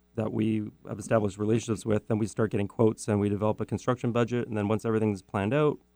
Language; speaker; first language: English; native; English